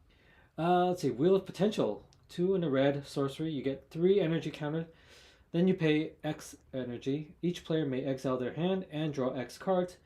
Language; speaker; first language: English; native; English